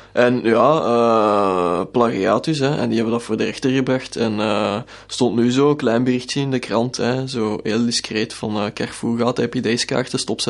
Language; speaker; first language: Dutch; native; Dutch